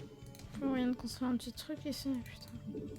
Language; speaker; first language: French; native; French